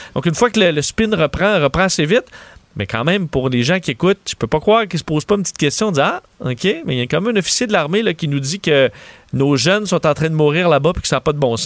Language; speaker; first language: French; native; French